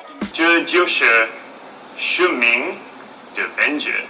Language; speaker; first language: Chinese; non-native, learner; English